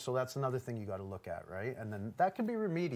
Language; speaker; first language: English; native; English